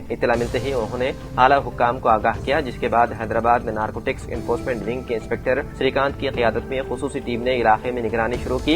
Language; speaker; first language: Urdu; native; Urdu